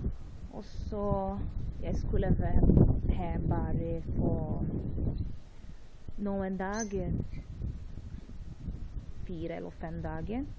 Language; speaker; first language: Norwegian; non-native, learner; Portuguese